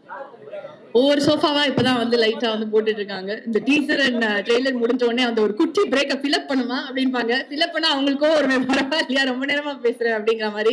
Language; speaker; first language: Tamil; native; Tamil